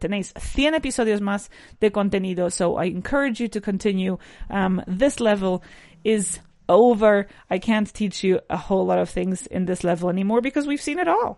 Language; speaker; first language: English; non-native, fluent; Spanish